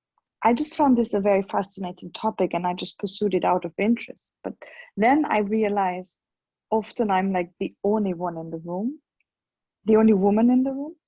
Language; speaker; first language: English; non-native, fluent; German